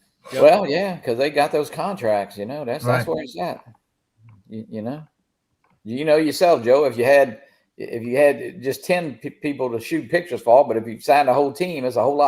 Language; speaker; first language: English; native; English